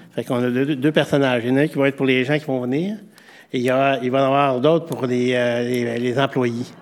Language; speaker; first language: French; native; French